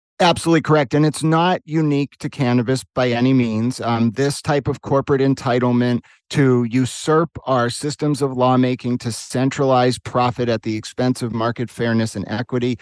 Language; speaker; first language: English; native; English